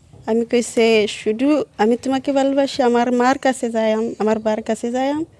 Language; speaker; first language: Bangla; non-native, learner; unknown